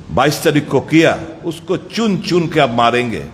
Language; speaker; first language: Hindi; non-native, local second language; Bangla